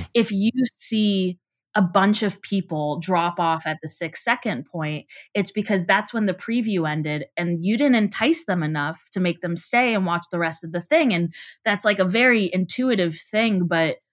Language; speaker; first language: English; native; English